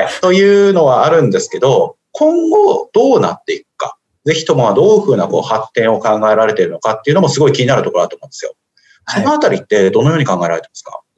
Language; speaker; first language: Japanese; native; Japanese